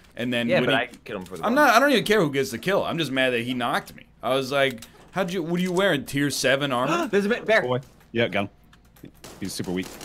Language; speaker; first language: English; native; English